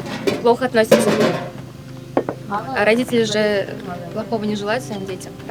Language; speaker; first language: Russian; native; Russian